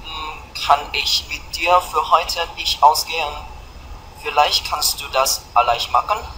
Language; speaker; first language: German; non-native, learner; Vietnamese